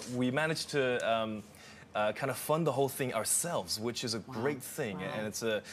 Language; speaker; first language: English; native; English